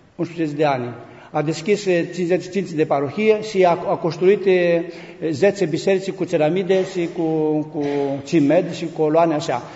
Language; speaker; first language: Romanian; non-native, learner; Greek